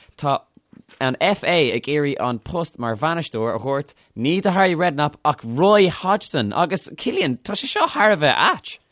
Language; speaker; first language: Irish; non-native, local second language; English